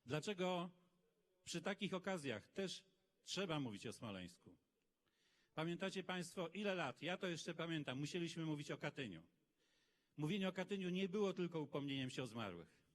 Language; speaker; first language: Polish; native; Polish